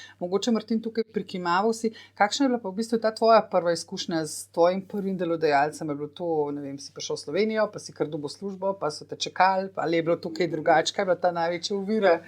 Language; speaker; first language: Slovenian; native; Slovenian